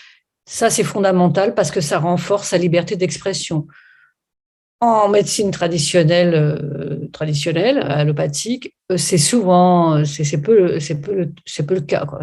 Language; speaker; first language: French; native; French